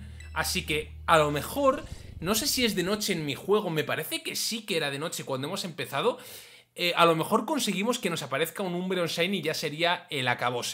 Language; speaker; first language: Spanish; native; Spanish